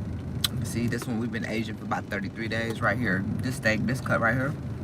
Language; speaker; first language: English; native; English